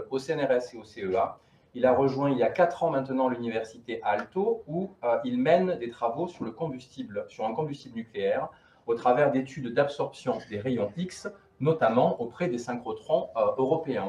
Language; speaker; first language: French; native; French